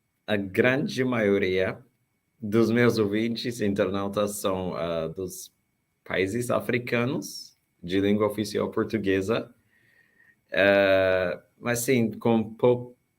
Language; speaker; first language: Portuguese; non-native, fluent; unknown